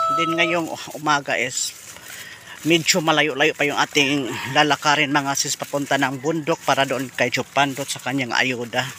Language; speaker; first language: Filipino; non-native, local second language; Iloko